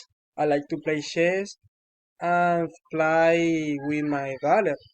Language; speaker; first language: English; non-native, learner; Spanish